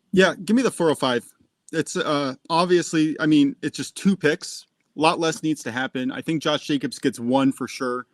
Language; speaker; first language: English; native; English